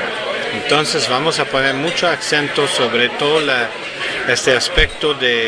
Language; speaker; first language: Spanish; non-native, fluent; French